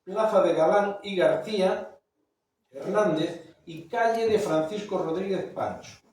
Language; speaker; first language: Spanish; non-native, local second language; Galician